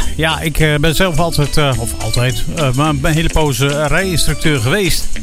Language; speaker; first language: Dutch; native; Dutch